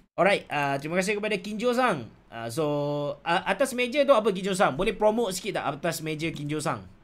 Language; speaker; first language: Malay; native; Malay